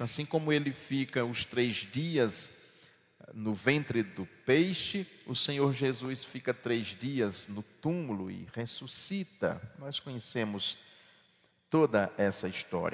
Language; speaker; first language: Portuguese; native; Portuguese